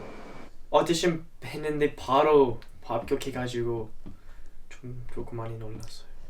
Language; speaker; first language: Korean; non-native, learner; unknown